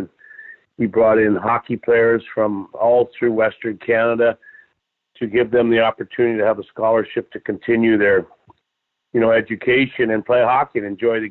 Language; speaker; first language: English; native; English